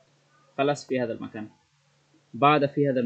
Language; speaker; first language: Arabic; non-native, learner; Bangla